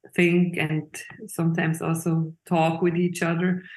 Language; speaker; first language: English; non-native, fluent; Swiss German